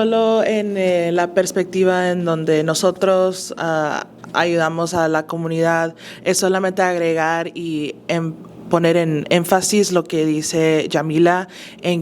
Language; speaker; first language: Spanish; early bilingual, other home language; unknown